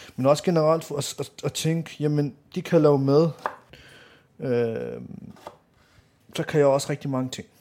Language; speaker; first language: Danish; early bilingual, other home language; Arabic